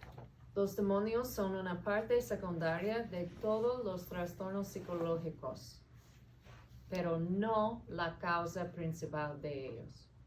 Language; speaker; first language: Spanish; non-native, fluent; English